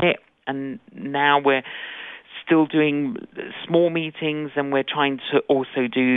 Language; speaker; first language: English; native; English